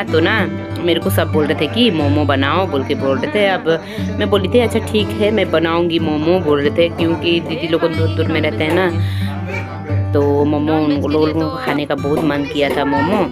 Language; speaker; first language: Hindi; native; Hindi